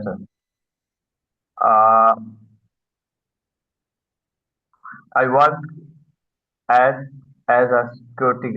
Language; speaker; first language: English; non-native, learner; Urdu